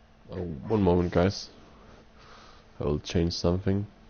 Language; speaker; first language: English; non-native, learner; German